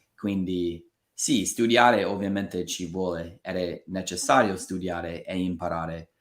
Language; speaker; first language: Italian; non-native, fluent; English